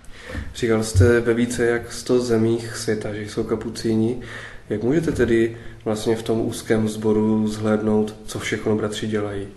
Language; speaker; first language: Czech; native; Czech